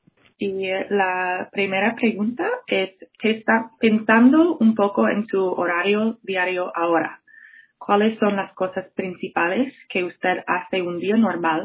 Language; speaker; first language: Spanish; non-native, fluent; English